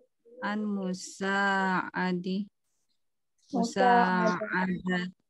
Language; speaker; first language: Arabic; non-native, learner; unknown